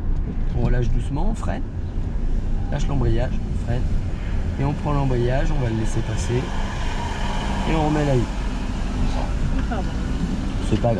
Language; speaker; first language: French; native; French